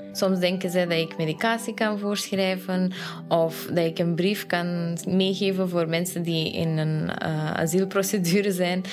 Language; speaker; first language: Dutch; non-native, fluent; Persian